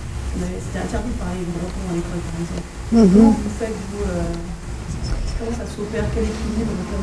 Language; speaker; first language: French; native; French